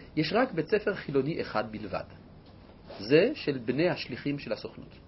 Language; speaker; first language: Hebrew; non-native, fluent; French